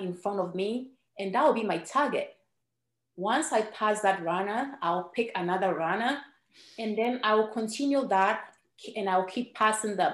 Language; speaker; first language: English; non-native, local second language; Ewe